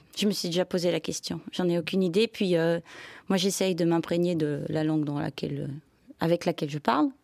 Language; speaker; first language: French; non-native, fluent; Dutch